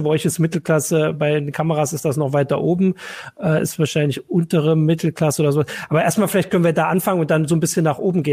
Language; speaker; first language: German; native; German